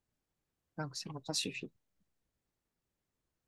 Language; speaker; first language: French; native; French